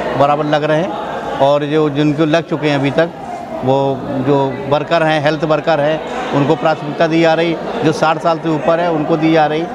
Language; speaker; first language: Hindi; native; Hindi